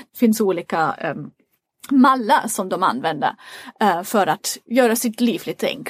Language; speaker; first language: Swedish; non-native, fluent; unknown